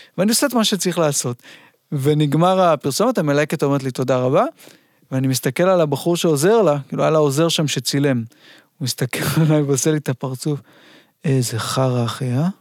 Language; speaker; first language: Hebrew; native; Hebrew